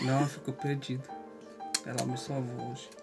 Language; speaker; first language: Portuguese; non-native, fluent; Arabic